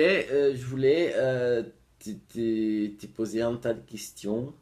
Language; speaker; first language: French; non-native, fluent; Portuguese